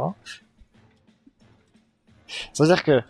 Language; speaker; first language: French; native; French